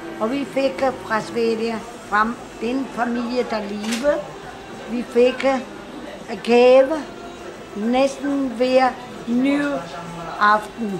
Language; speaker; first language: Swedish; non-native, learner; Italian